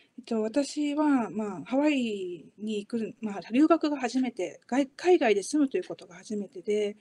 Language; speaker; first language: Japanese; native; Japanese